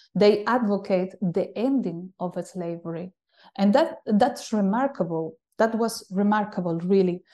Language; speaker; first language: English; non-native, fluent; Galician